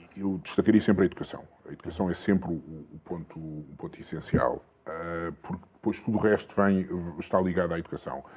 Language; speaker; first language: Portuguese; early bilingual, other home language; Kabuverdianu